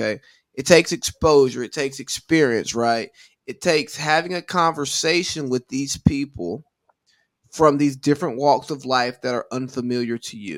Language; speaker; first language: English; native; English